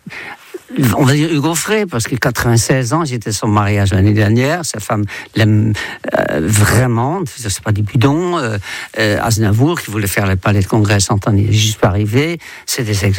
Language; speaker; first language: French; non-native, fluent; Dutch